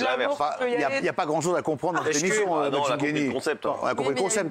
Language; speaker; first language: French; native; French